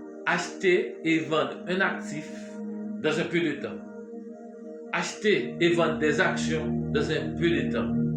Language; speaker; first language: French; non-native, learner; Haitian Creole